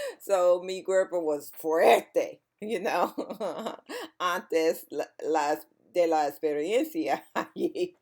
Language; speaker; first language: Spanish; non-native, learner; English